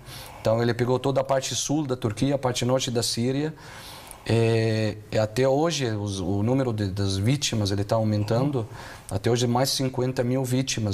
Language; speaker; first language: Portuguese; non-native, fluent; Arabic